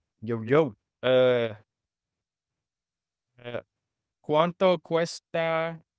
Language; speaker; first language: Spanish; non-native, learner; English